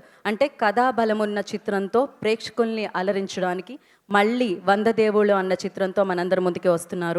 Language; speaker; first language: Telugu; native; Telugu